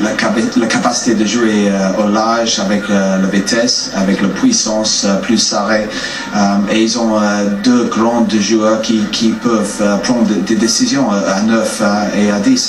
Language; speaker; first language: French; non-native, fluent; English